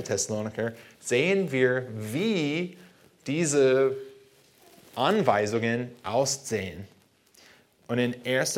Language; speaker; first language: German; non-native, fluent; English